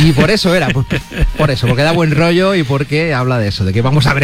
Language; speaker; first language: Spanish; native; Spanish